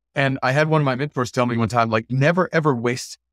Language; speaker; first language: English; native; English